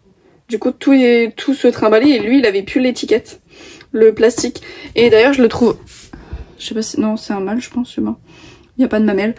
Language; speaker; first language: French; native; French